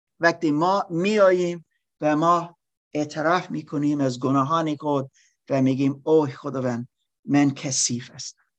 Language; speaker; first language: Persian; non-native, learner; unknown